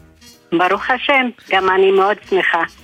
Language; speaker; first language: Hebrew; non-native, local second language; Arabic